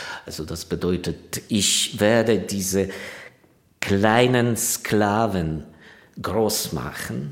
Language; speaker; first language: German; non-native, fluent; Ukrainian